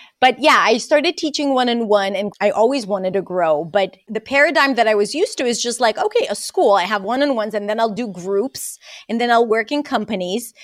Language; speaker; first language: English; non-native, fluent; Hebrew